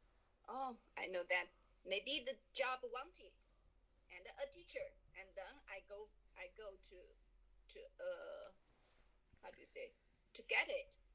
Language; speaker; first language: English; non-native, learner; Chinese